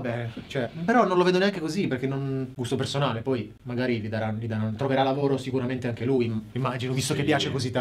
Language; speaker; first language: Italian; native; Italian